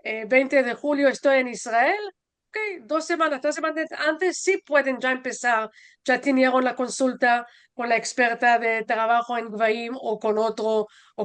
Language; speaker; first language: Spanish; non-native, fluent; Hebrew